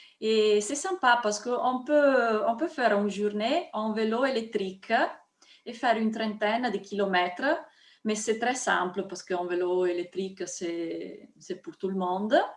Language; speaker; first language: French; non-native, fluent; Italian